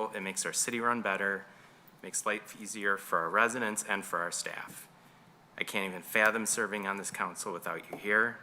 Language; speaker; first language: English; native; English